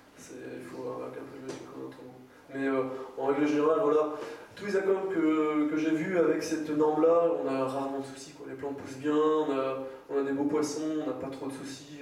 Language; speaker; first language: French; native; French